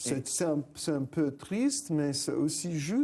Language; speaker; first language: French; non-native, fluent; English